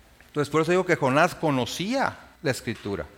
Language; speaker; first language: Spanish; native; Spanish